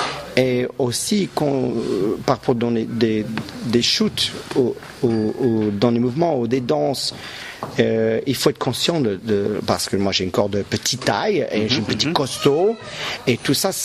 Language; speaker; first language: French; non-native, local second language; English